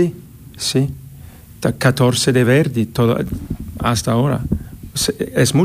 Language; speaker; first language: Spanish; non-native, fluent; English